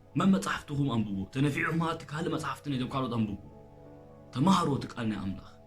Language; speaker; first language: Tigrinya; early bilingual, heritage; Tigrinya